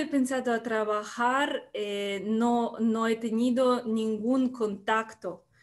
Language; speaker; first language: Spanish; non-native, learner; Russian